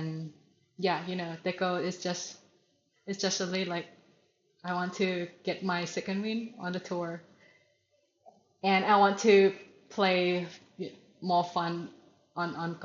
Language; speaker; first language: English; non-native, learner; Thai